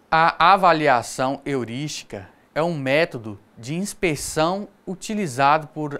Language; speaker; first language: Portuguese; native; Portuguese